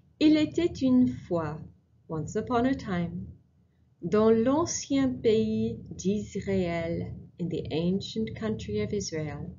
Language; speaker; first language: French; non-native, fluent; English